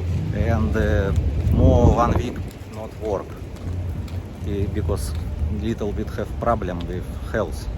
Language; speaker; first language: English; non-native, learner; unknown